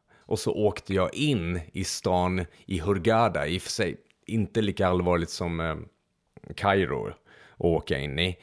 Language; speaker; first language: Swedish; early bilingual, other home language; Hungarian